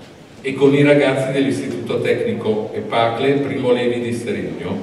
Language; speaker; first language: Italian; native; Italian